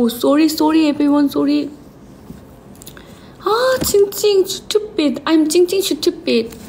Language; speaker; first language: English; non-native, learner; Korean